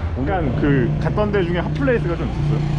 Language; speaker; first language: Korean; native; Korean